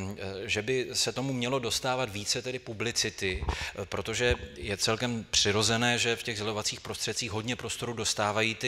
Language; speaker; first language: Czech; native; Czech